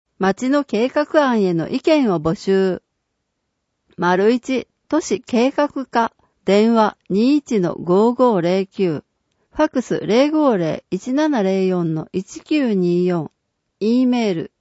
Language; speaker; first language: Japanese; native; Japanese